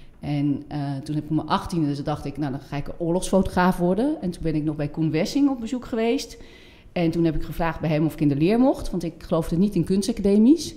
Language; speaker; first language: Dutch; non-native, fluent; French